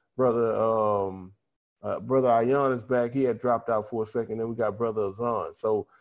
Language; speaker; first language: English; native; English